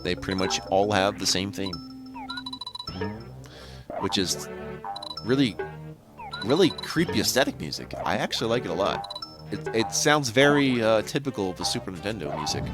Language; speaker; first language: English; native; English